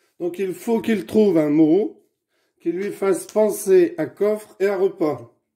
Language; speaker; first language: French; native; French